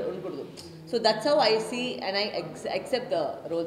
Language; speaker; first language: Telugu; non-native, local second language; Tamil